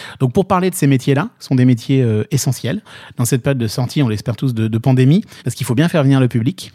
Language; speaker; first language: French; native; French